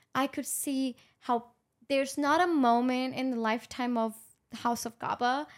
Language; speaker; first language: English; non-native, local second language; Urdu